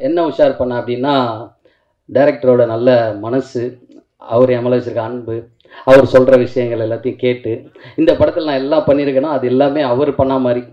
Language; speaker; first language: Tamil; native; Tamil